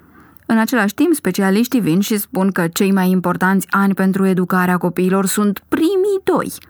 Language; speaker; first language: Romanian; native; Romanian